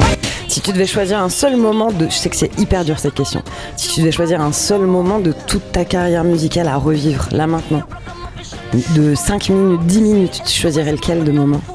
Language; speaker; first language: French; native; French